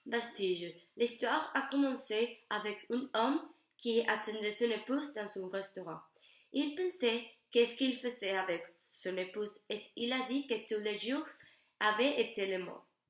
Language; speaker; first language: French; non-native, learner; Spanish